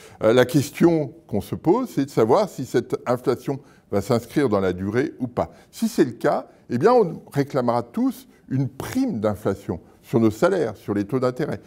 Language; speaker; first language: French; native; French